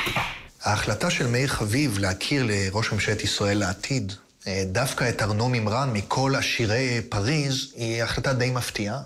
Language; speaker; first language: Hebrew; native; Hebrew